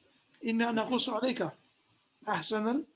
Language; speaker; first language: Arabic; non-native, fluent; English